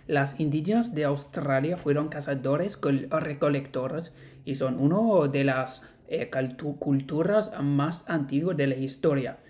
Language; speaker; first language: Spanish; non-native, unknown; English